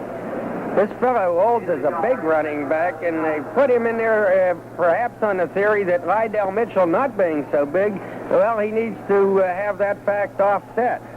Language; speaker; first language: English; native; English